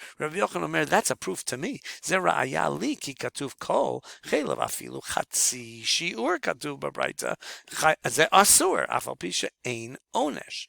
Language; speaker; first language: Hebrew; non-native, fluent; English